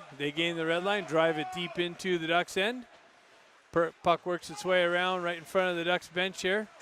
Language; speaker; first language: English; native; English